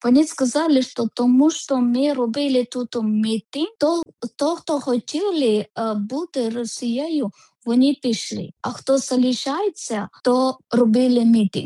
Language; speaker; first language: Ukrainian; non-native, learner; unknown